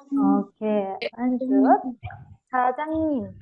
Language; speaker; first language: Korean; non-native, fluent; Indonesian